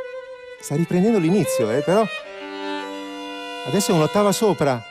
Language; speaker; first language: Italian; native; Italian